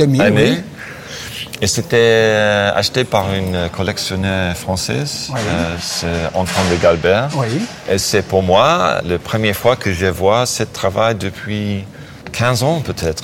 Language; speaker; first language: French; non-native, learner; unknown